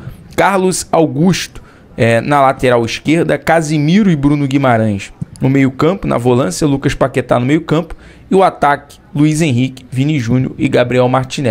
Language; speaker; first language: Portuguese; native; Portuguese